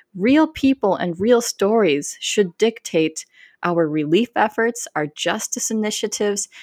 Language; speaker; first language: English; native; English